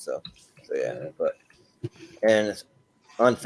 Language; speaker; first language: English; native; English